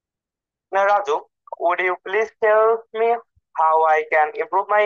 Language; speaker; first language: English; non-native, learner; Bangla